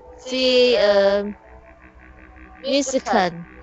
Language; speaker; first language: English; non-native, learner; Vietnamese